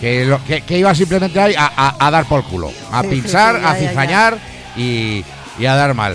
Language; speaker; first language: Spanish; native; Spanish